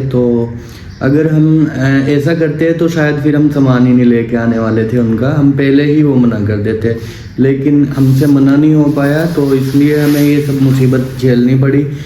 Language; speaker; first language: Hindi; native; Hindi